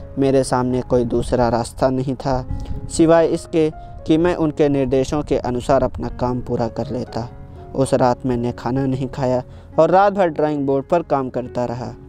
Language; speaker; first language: Hindi; native; Hindi